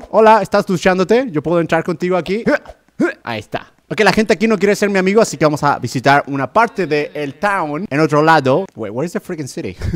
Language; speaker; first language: Spanish; non-native, learner; English